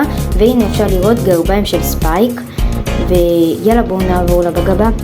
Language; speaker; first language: Hebrew; native; Hebrew